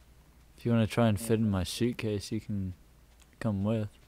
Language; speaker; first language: English; native; English